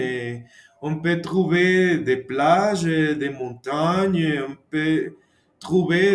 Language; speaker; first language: French; non-native, learner; Spanish